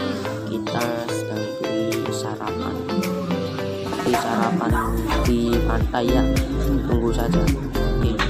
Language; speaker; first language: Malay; non-native, local second language; Javanese